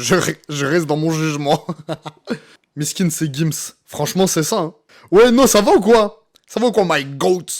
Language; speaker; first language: French; native; French